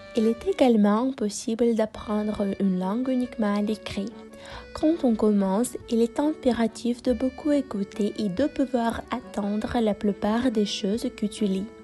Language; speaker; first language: French; non-native, fluent; Russian